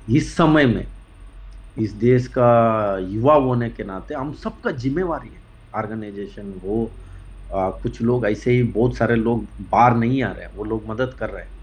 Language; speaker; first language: Hindi; non-native, local second language; Kannada